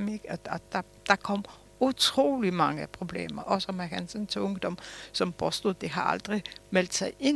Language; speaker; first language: Danish; early bilingual, other home language; Polish